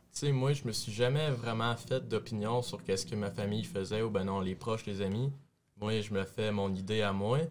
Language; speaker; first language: French; native; French